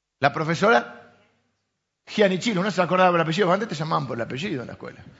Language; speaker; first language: Spanish; native; Spanish